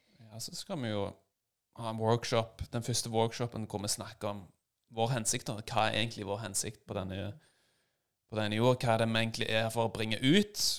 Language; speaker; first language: Norwegian; native; Norwegian